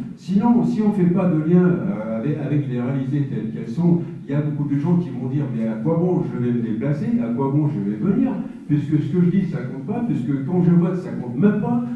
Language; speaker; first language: French; native; French